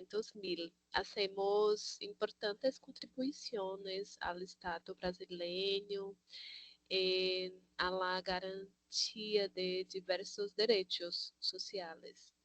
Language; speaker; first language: Spanish; non-native, learner; Portuguese